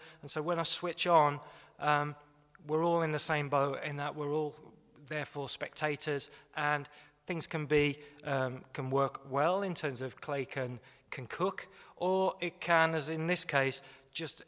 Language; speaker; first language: English; native; English